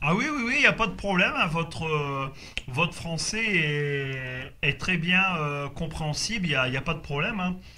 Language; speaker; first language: French; native; French